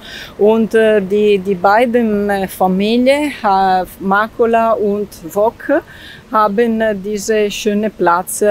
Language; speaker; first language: German; non-native, learner; Italian